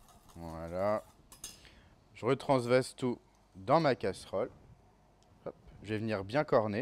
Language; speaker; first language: French; native; French